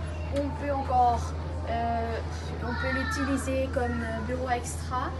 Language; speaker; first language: French; non-native, fluent; Dutch